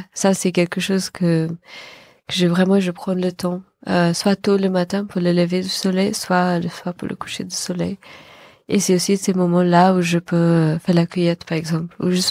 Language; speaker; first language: French; non-native, fluent; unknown